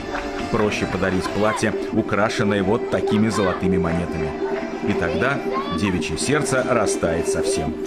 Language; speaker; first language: Russian; native; Russian